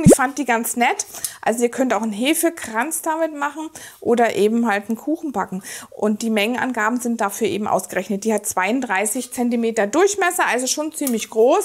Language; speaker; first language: German; native; German